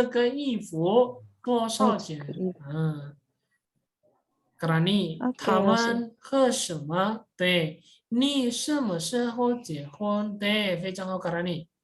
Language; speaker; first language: Chinese; non-native, fluent; Indonesian